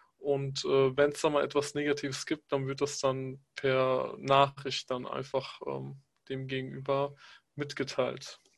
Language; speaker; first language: German; early bilingual, other home language; Pashto